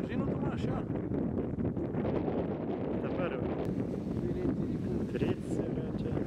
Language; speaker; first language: Slovenian; native; Slovenian